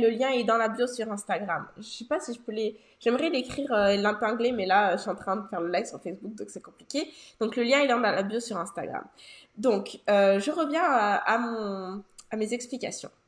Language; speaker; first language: French; native; French